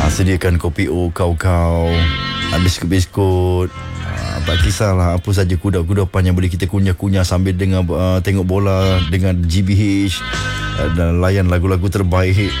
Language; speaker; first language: Malay; native; Malay